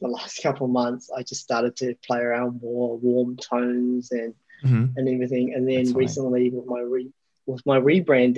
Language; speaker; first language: English; native; English